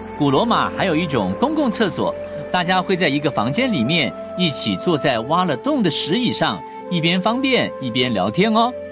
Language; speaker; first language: Chinese; native; Chinese